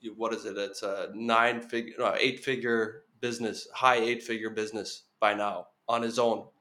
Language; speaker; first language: English; non-native, fluent; Norwegian